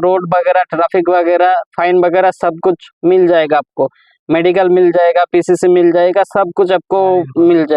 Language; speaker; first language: Hindi; non-native, learner; Bangla